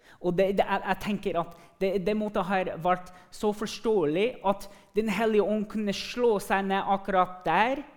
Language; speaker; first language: Norwegian; early bilingual, other home language; English